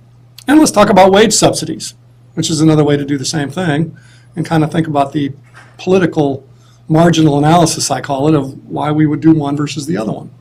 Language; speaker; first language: English; native; English